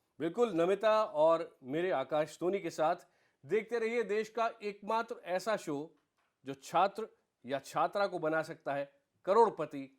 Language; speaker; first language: Hindi; native; Hindi